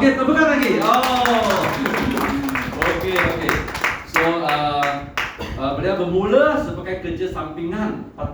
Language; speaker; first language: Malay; non-native, local second language; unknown